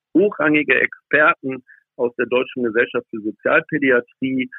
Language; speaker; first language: German; native; German